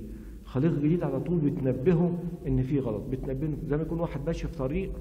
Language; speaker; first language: Arabic; native; Arabic